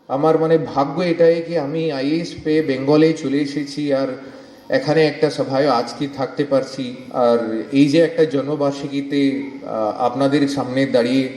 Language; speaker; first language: Bangla; non-native, local second language; Malayalam